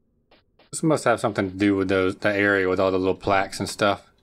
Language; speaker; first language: English; native; English